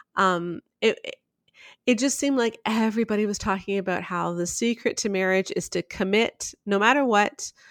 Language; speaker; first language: English; native; English